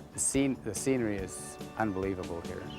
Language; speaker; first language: English; native; English